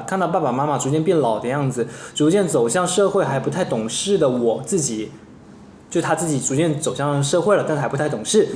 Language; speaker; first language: Chinese; native; Chinese